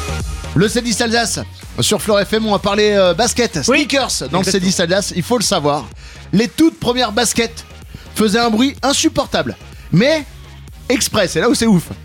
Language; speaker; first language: French; native; French